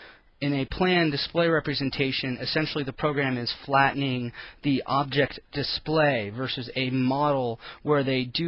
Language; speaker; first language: English; native; English